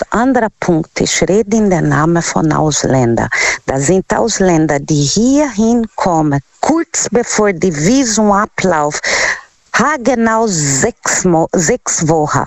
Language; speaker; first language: German; non-native, learner; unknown